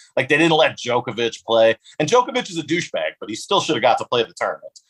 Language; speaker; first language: English; native; English